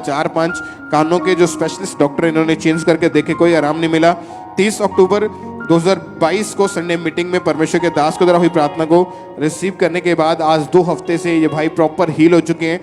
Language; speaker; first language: Hindi; native; Hindi